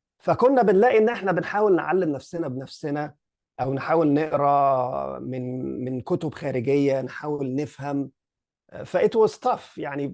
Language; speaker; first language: Egyptian Arabic; early bilingual, heritage; Arabic